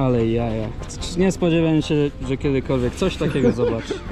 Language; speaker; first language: Polish; native; Polish